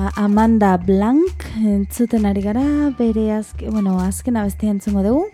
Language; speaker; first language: Basque; non-native, learner; Spanish